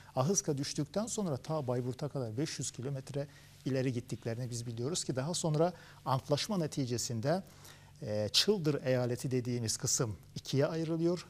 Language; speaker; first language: Turkish; early bilingual, heritage; Turkish